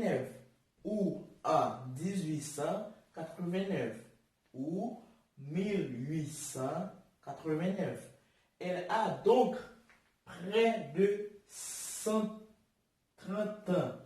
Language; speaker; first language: French; non-native, learner; Portuguese